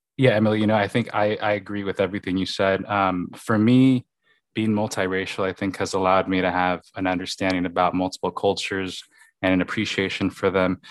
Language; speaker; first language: English; early bilingual, other home language; Spanish